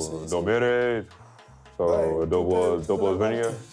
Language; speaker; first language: Italian; non-native, learner; English